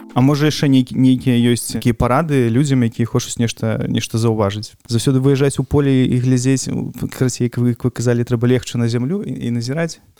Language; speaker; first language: Belarusian; non-native, local second language; Russian